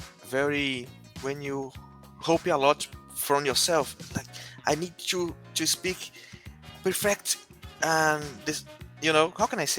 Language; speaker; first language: English; non-native, learner; Portuguese